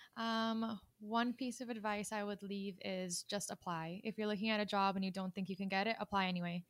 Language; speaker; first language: English; native; English